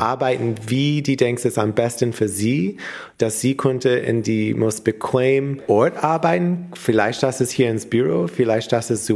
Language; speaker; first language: German; non-native, learner; English